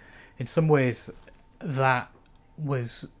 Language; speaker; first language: English; native; English